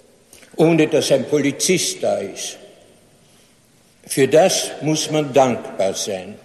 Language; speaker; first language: German; non-native, fluent; English